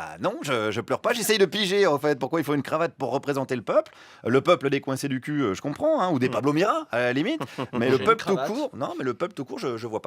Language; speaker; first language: French; native; French